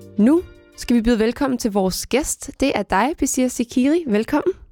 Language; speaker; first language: Danish; native; Danish